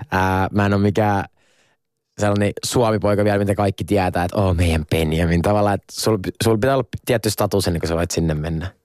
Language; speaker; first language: Finnish; non-native, local second language; Swedish